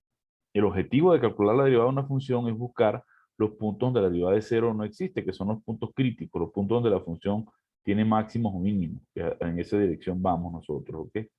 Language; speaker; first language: Spanish; native; Spanish